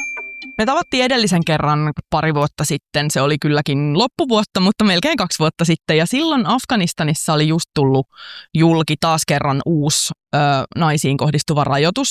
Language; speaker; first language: Finnish; native; Finnish